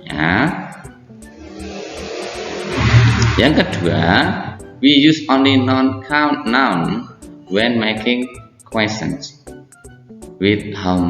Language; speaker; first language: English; non-native, fluent; Indonesian